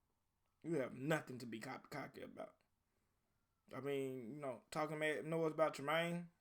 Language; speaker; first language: English; native; English